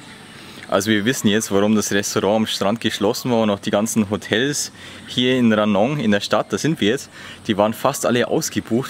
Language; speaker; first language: German; native; German